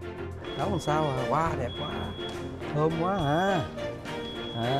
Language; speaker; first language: Vietnamese; early bilingual, heritage; Vietnamese